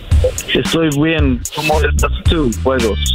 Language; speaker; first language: Spanish; non-native, learner; English